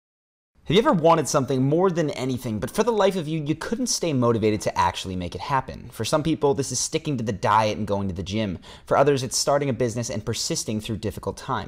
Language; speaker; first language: English; native; English